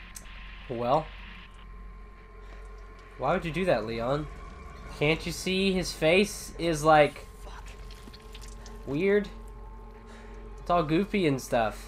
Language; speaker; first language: English; native; English